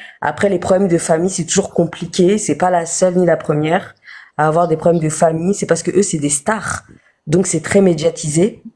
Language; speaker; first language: French; early bilingual, other home language; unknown